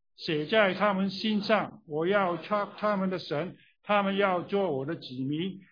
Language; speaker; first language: Chinese; native; Chinese